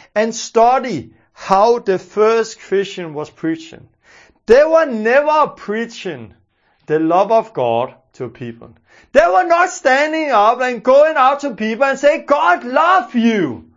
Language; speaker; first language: English; non-native, fluent; Danish